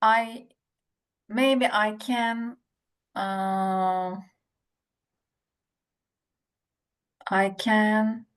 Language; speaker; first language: English; non-native, learner; Turkish